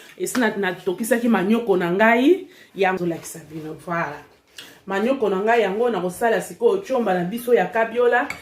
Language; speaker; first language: Lingala; non-native, local second language; Luba-Lulua